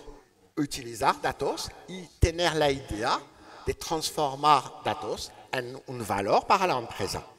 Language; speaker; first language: Spanish; non-native, learner; French